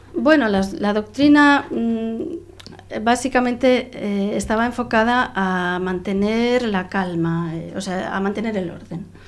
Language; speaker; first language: Spanish; non-native, local second language; Catalan